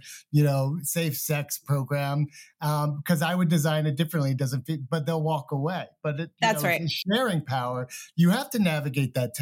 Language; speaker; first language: English; native; English